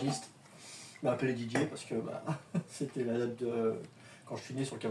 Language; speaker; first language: French; native; French